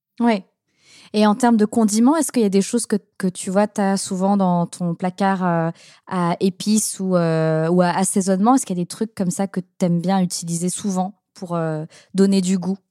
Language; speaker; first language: French; native; French